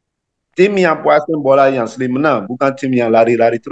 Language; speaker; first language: Indonesian; non-native, learner; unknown